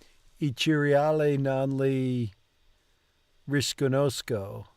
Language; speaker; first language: Italian; non-native, learner; English